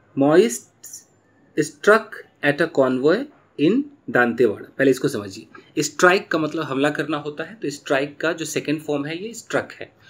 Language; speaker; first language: Hindi; native; Hindi